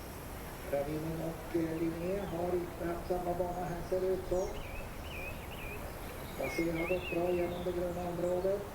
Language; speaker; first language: Swedish; native; Swedish